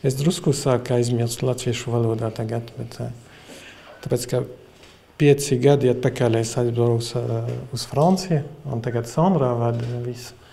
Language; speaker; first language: Latvian; non-native, learner; French